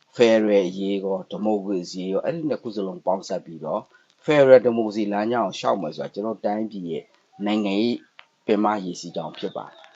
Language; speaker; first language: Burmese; non-native, local second language; Pa'o Karen